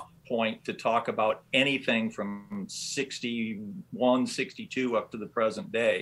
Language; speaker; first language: English; native; English